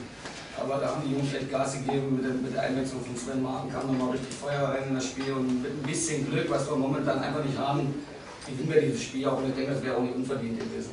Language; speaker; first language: German; native; German